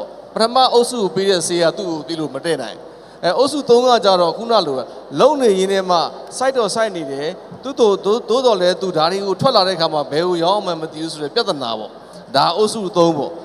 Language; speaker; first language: Burmese; native; Burmese